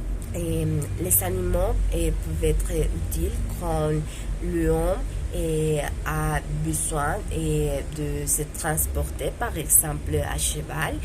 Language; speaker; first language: French; non-native, learner; Spanish